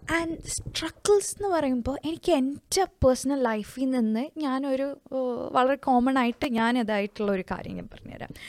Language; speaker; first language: Malayalam; early bilingual, heritage; Malayalam